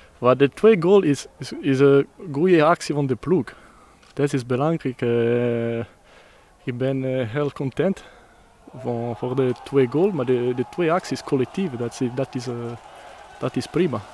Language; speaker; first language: Dutch; non-native, learner; French